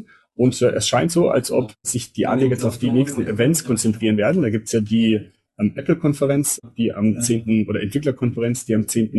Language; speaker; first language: German; native; German